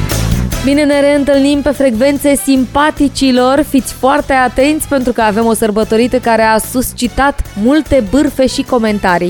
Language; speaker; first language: Romanian; native; Romanian